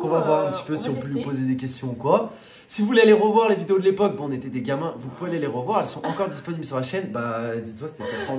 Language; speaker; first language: French; native; French